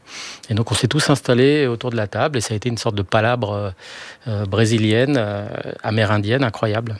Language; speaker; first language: French; native; French